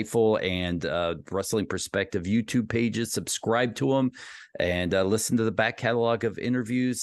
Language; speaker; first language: English; native; English